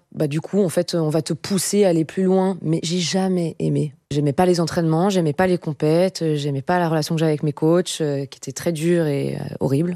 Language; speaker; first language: French; native; French